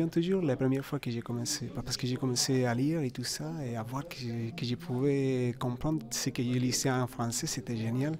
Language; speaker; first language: French; non-native, fluent; Spanish